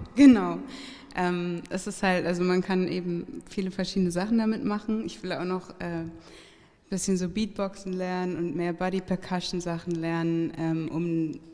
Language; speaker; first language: German; native; German